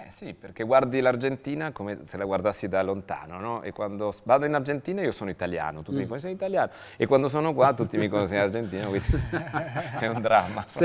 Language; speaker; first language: Italian; non-native, fluent; Spanish